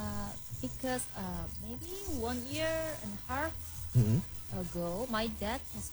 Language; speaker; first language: English; non-native, learner; Korean